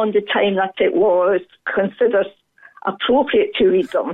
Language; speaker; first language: English; native; English